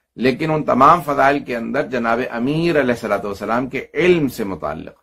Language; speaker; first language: Urdu; native; Urdu